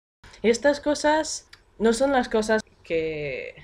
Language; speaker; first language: Spanish; non-native, fluent; English